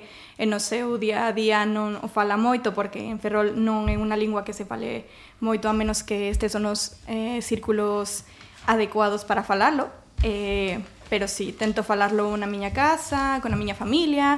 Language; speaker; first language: Galician; non-native, learner; Spanish